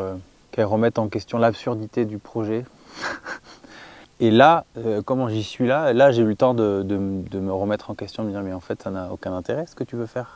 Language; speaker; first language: French; native; French